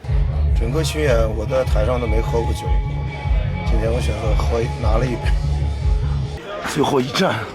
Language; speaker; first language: Chinese; native; Chinese